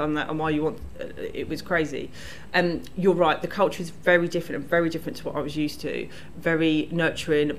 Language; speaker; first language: English; native; English